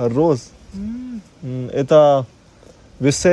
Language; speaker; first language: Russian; non-native, learner; Hindi